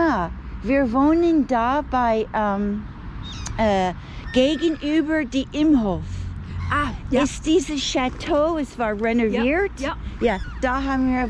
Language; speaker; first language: German; non-native, fluent; English